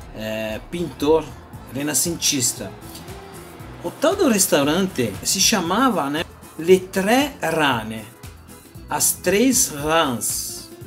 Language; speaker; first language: Portuguese; non-native, fluent; Italian